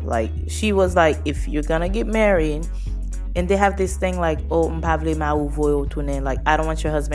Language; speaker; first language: English; native; English